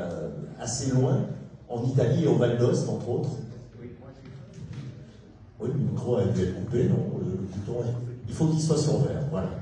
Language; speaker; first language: French; native; French